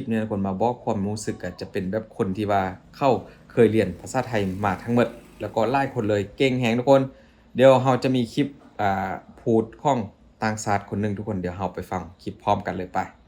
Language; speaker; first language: Thai; non-native, local second language; Northeastern Thai